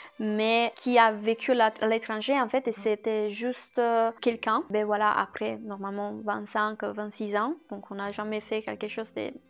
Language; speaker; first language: French; non-native, fluent; Italian